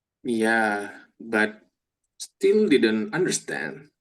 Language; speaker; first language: English; non-native, learner; Indonesian